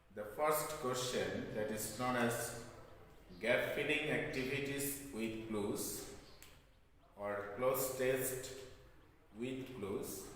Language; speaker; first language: English; non-native, local second language; Bangla